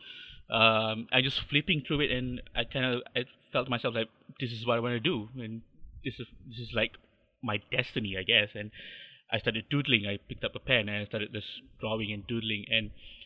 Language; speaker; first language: English; non-native, local second language; Malay